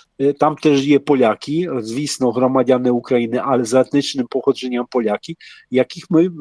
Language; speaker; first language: Polish; non-native, learner; Ukrainian